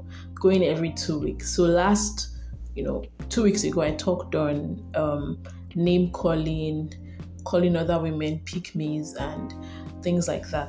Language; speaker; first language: English; non-native, local second language; Igbo